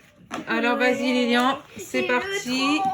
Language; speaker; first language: French; native; French